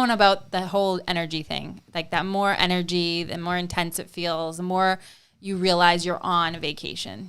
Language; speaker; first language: English; native; English